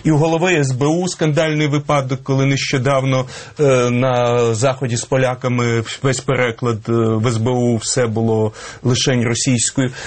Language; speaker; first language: Ukrainian; native; Ukrainian